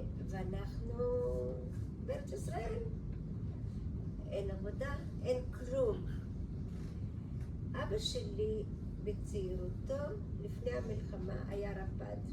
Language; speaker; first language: Hebrew; early bilingual, other home language; Bulgarian